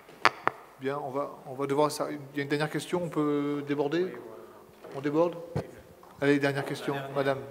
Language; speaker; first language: French; native; French